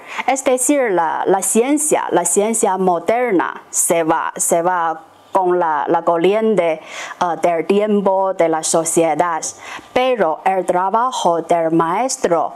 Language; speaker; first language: Spanish; non-native, fluent; Chinese